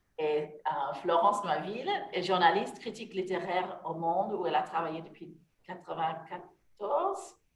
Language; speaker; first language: French; non-native, fluent; English